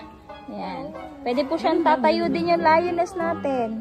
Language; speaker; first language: Filipino; native; Filipino